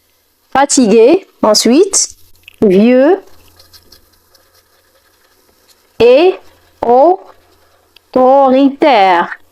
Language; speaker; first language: French; non-native, fluent; Arabic